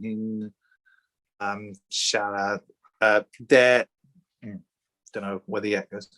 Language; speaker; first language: Welsh; non-native, learner; English